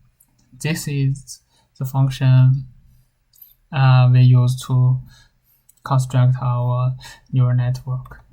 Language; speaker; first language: English; non-native, learner; Chinese